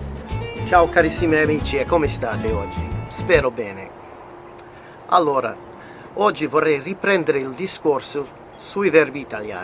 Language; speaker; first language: Italian; non-native, fluent; English